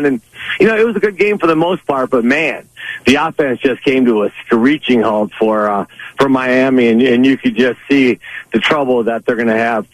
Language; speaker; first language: English; native; English